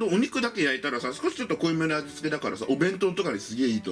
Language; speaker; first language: Japanese; native; Japanese